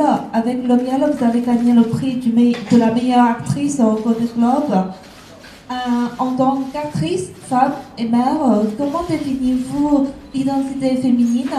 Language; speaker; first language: French; non-native, fluent; Chinese